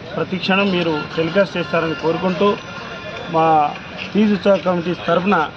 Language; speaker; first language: Telugu; non-native, local second language; Lambadi